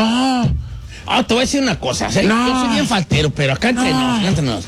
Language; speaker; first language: Spanish; native; Spanish